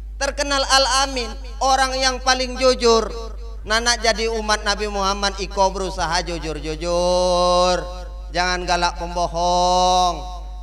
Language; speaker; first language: Malay; native; Malay